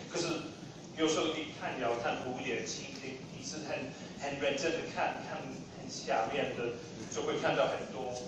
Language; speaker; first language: Chinese; non-native, fluent; English